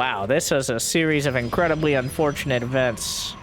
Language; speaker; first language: English; native; English